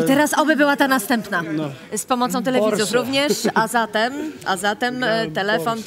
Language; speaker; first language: Polish; native; Polish